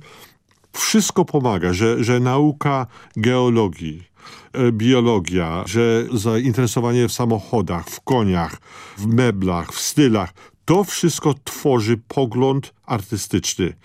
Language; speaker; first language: Polish; early bilingual, other home language; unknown